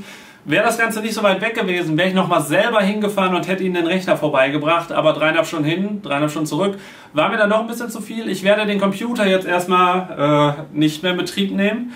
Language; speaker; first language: German; native; German